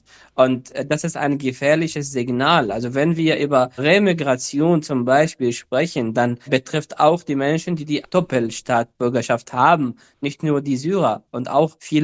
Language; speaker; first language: German; non-native, fluent; Arabic